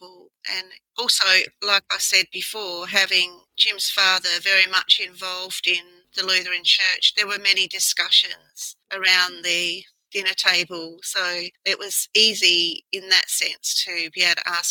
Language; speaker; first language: English; native; English